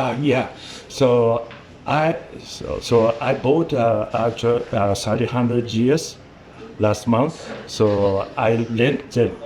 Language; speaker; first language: English; non-native, learner; Japanese